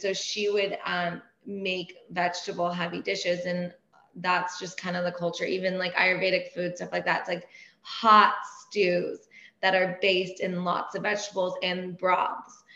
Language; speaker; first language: English; early bilingual, other home language; Persian